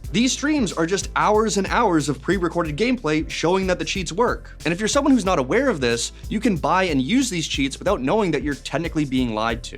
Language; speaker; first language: English; native; English